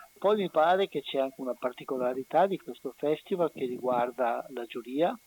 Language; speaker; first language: Italian; native; Italian